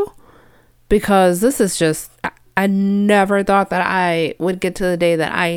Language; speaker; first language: English; native; English